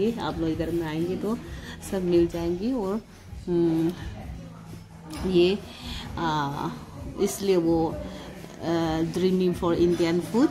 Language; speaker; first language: Hindi; non-native, local second language; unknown